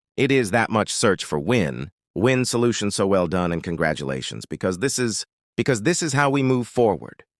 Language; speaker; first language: English; non-native, local second language; Filipino